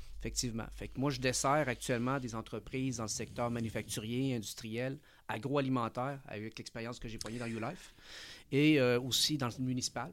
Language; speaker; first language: French; early bilingual, other home language; Spanish